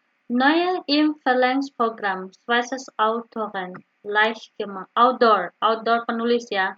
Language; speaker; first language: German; non-native, learner; Indonesian